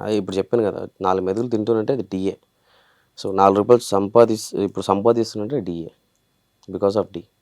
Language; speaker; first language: Telugu; native; Telugu